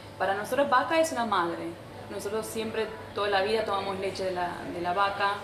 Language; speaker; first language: Spanish; non-native, fluent; Hindi